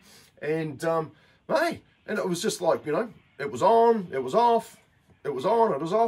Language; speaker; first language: English; native; English